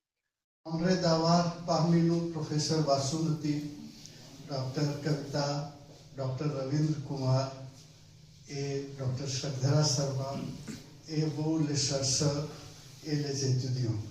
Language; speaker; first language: French; non-native, fluent; Hindi